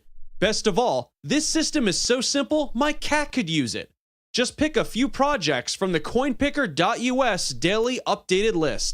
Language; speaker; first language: English; native; English